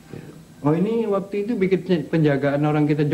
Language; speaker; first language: Indonesian; non-native, local second language; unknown